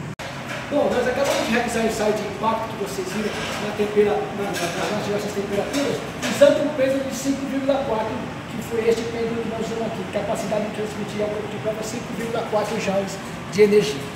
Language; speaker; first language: Portuguese; native; Portuguese